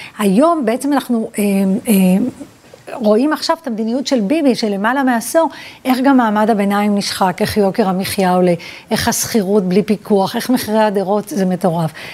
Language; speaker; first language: Hebrew; early bilingual, other home language; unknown